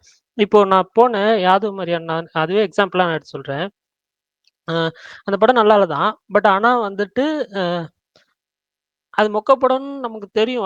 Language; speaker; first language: Tamil; native; Tamil